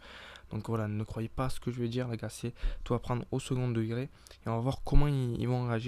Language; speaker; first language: French; native; French